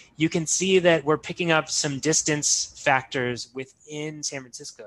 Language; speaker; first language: English; native; English